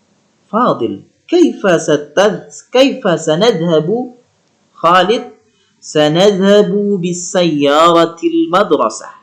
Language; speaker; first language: Arabic; non-native, learner; Indonesian